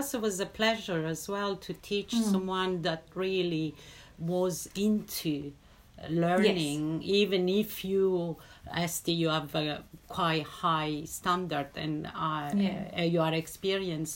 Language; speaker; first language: English; non-native, fluent; Italian